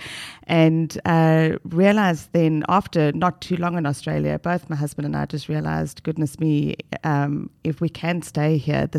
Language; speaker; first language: English; native; English